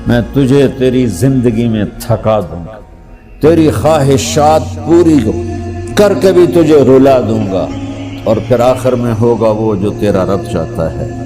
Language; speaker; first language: Urdu; non-native, local second language; Punjabi